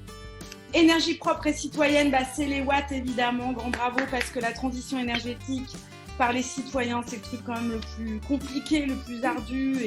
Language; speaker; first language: French; native; French